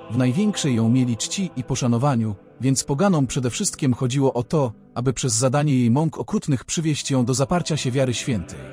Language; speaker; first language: Polish; native; Polish